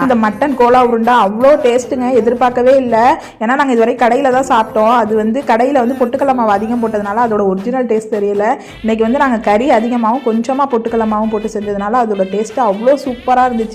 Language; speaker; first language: Tamil; native; Tamil